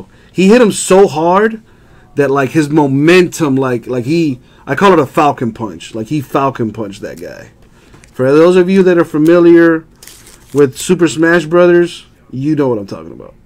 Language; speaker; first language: English; native; English